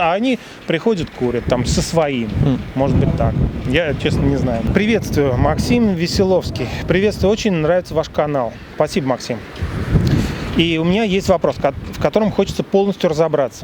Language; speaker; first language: Russian; native; Russian